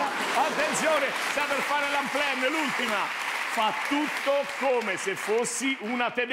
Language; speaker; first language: Italian; native; Italian